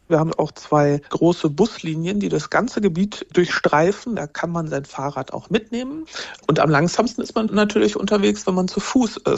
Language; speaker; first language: German; native; German